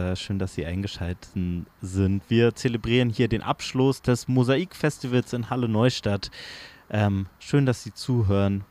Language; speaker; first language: German; native; German